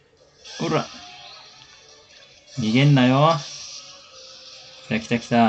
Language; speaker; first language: Japanese; native; Japanese